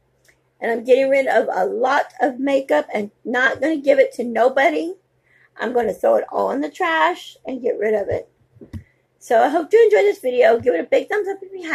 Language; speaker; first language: English; native; English